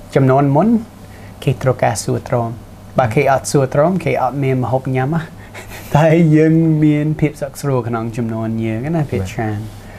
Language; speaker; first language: Khmer; early bilingual, heritage; Khmer